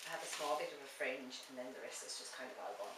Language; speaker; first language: English; native; English